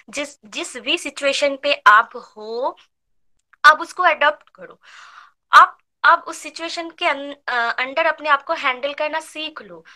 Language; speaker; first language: Hindi; non-native, local second language; Bangla